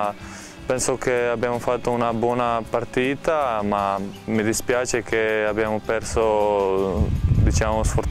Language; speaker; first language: Italian; non-native, learner; Croatian